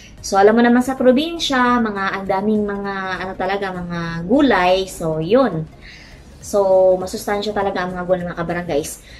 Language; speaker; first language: Filipino; non-native, local second language; Cebuano